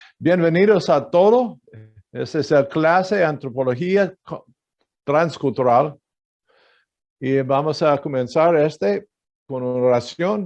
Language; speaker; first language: Spanish; non-native, fluent; English